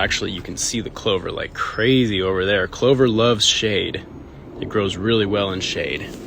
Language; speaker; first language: English; native; English